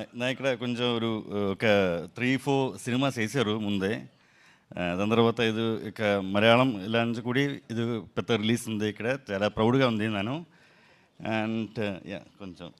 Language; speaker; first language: Telugu; non-native, learner; Malayalam